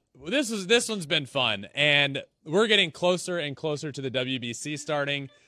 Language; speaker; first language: English; native; English